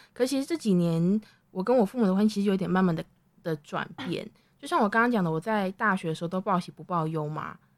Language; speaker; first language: Chinese; native; Chinese